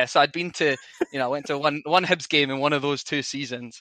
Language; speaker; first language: English; native; English